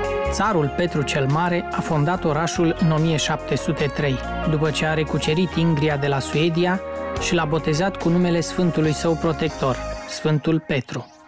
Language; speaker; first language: Romanian; native; Romanian